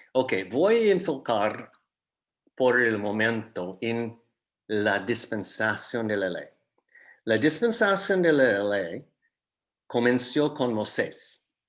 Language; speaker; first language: Spanish; non-native, fluent; English